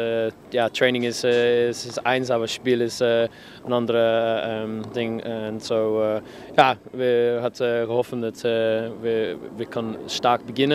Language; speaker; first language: German; non-native, fluent; English